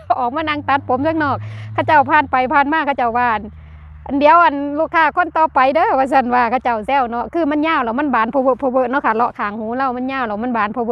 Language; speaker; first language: Thai; non-native, local second language; Lao